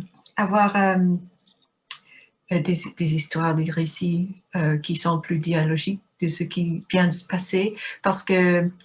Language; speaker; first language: French; non-native, fluent; English